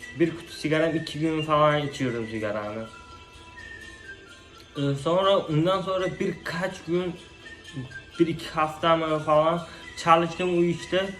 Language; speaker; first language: Turkish; non-native, learner; Uzbek